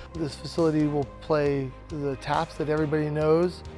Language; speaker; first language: English; native; English